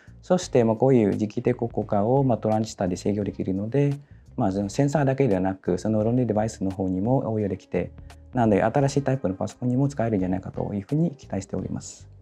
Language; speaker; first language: Japanese; non-native, fluent; Vietnamese